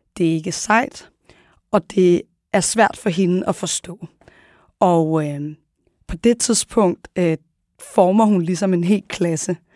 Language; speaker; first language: Danish; early bilingual, other home language; Arabic